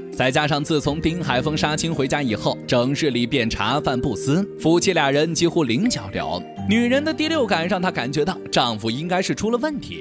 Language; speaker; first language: Chinese; native; Chinese